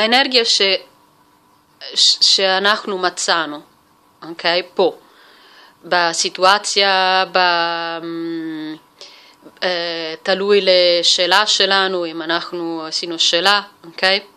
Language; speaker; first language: Hebrew; non-native, fluent; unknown